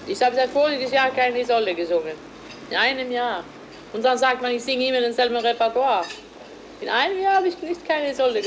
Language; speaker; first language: German; non-native, fluent; Swedish